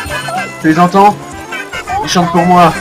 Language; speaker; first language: French; native; French